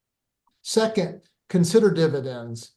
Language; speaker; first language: English; native; English